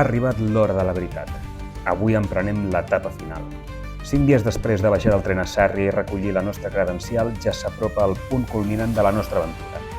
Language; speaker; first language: Catalan; native; Catalan